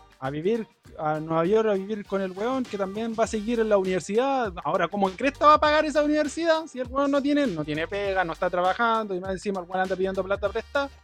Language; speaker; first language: Spanish; native; Spanish